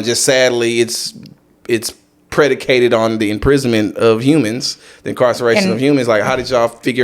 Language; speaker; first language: English; native; English